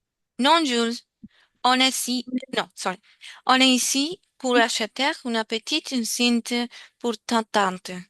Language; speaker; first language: French; non-native, learner; Spanish